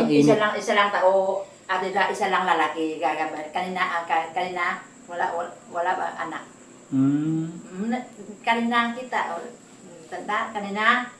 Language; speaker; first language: Filipino; non-native, learner; Vietnamese